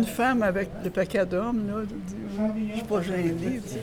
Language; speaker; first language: French; native; French